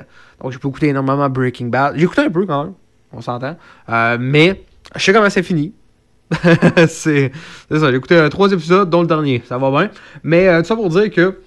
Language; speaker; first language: French; native; French